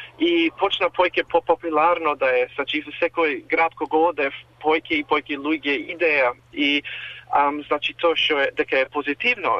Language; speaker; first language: Macedonian; early bilingual, heritage; Macedonian